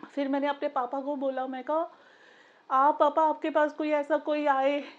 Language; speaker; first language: Hindi; native; Hindi